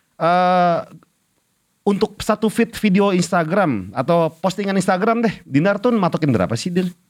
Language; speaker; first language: Indonesian; native; Indonesian